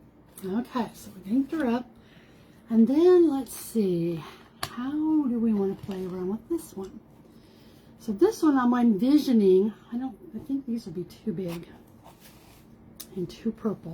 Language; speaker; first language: English; native; English